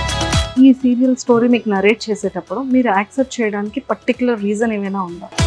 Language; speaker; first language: Telugu; native; Telugu